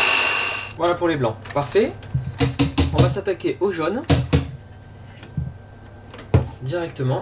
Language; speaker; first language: French; native; French